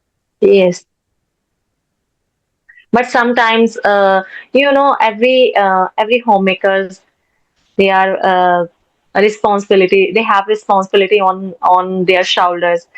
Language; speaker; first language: English; non-native, learner; Hindi